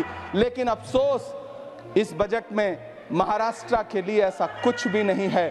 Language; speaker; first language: Hindi; native; Hindi